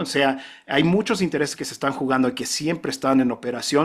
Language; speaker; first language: Spanish; native; Spanish